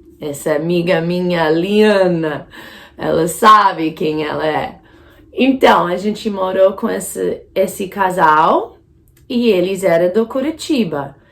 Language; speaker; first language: Portuguese; non-native, fluent; English